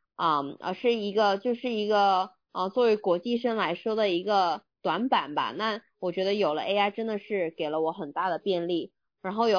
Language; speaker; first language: Chinese; native; Chinese